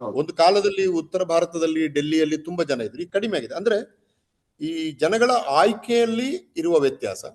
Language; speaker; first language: Kannada; native; Kannada